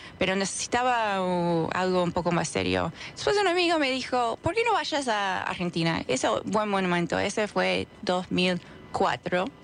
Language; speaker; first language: Spanish; non-native, fluent; English